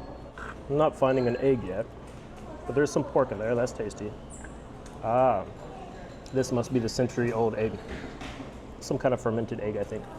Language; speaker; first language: English; native; English